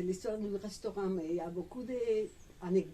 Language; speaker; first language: French; non-native, fluent; Spanish